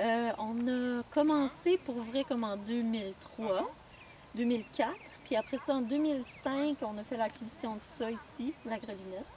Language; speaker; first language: French; native; French